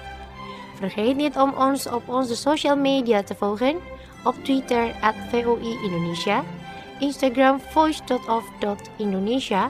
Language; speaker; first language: Dutch; non-native, fluent; Indonesian